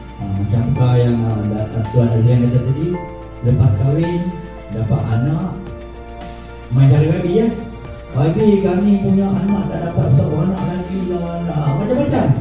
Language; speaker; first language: Malay; non-native, local second language; Thai